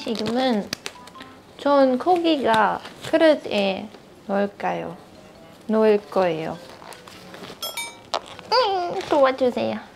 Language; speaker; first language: Korean; non-native, learner; German